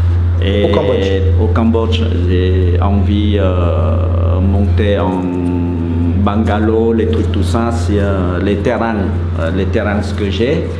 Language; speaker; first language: French; non-native, fluent; Khmer